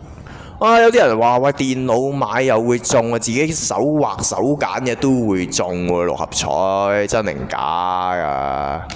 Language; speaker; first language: Cantonese; native; Cantonese